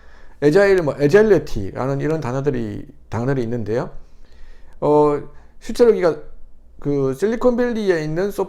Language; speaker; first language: Korean; native; Korean